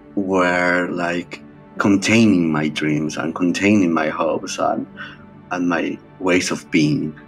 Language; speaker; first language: English; non-native, fluent; Spanish